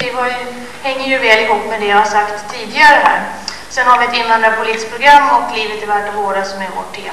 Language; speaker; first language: Swedish; native; Swedish